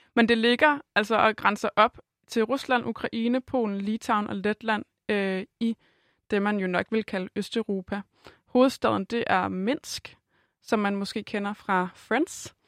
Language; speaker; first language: Danish; native; Danish